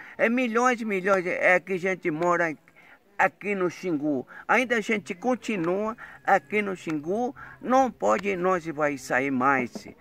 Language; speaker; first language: Portuguese; non-native, local second language; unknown